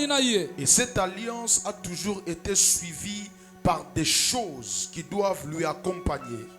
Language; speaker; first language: French; non-native, local second language; Lingala